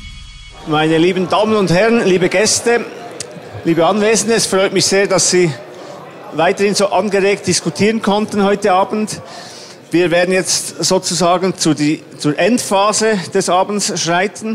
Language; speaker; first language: German; native; German